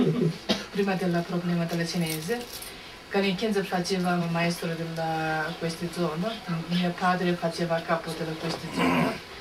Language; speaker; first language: Italian; non-native, learner; Tibetan